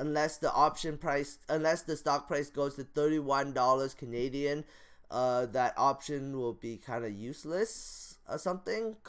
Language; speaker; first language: English; native; English